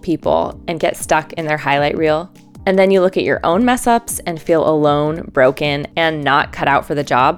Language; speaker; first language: English; native; English